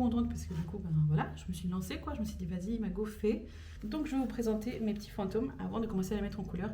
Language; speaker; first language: French; native; French